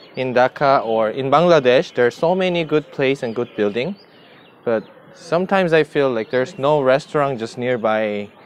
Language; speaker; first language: English; non-native, fluent; Korean